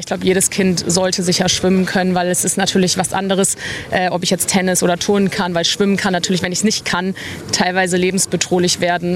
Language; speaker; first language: German; native; German